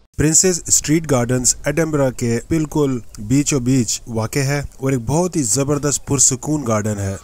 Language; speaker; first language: Urdu; native; Urdu